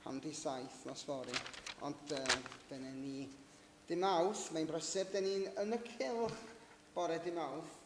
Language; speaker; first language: Welsh; native; Welsh